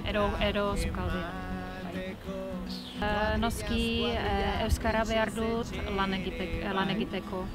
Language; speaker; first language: Basque; non-native, learner; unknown